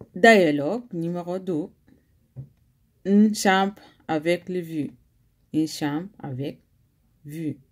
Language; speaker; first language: French; non-native, learner; Arabic